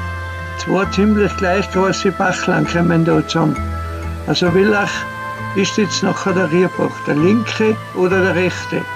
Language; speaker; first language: German; native; German